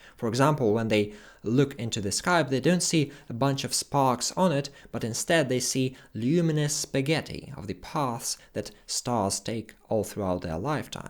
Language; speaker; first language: English; non-native, fluent; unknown